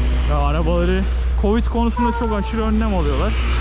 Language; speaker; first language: Turkish; native; Turkish